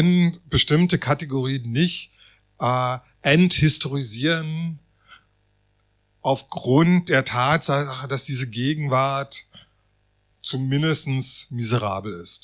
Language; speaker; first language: German; native; German